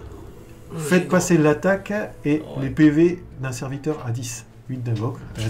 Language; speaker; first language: French; native; French